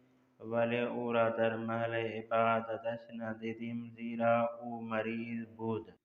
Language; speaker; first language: Persian; non-native, fluent; Urdu